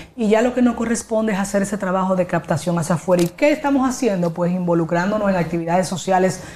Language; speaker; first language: Spanish; native; Spanish